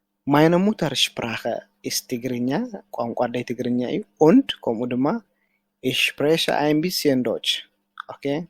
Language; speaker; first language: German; non-native, fluent; Tigrinya